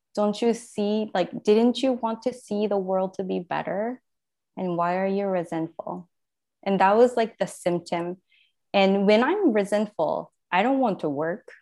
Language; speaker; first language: English; non-native, fluent; Japanese